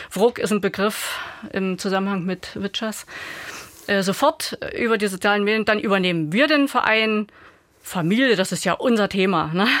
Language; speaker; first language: German; native; German